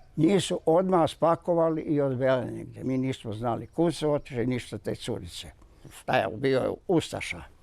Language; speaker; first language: Bosnian; native; Bosnian